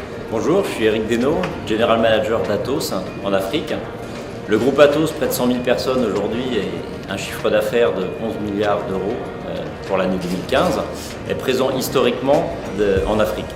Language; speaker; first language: French; native; French